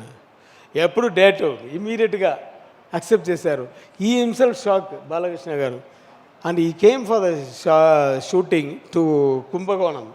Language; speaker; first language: Telugu; non-native, learner; Tamil